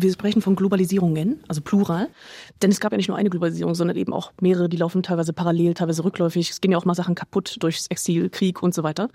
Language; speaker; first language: German; native; German